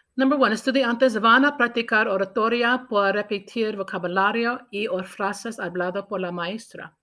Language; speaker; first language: Spanish; non-native, learner; English